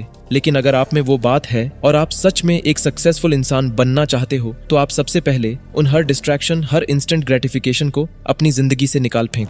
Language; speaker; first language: Hindi; native; Hindi